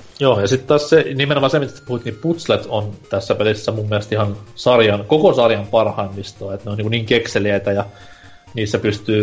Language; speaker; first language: Finnish; native; Finnish